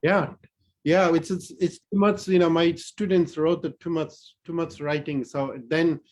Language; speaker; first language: English; non-native, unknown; Newari